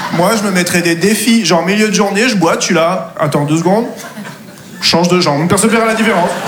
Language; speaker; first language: French; native; French